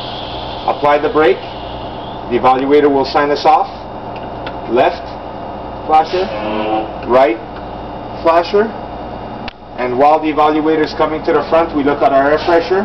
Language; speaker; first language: English; non-native, local second language; French